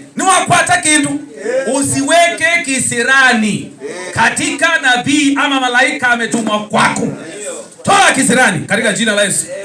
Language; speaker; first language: Swahili; non-native, local second language; Kamba